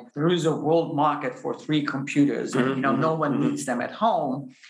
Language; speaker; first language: English; non-native, fluent; German